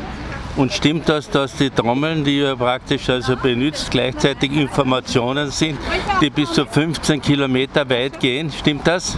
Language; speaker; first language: German; native; German